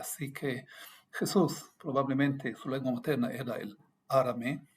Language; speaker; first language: Spanish; non-native, fluent; Hebrew